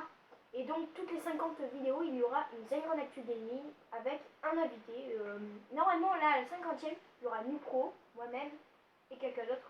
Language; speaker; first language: French; native; French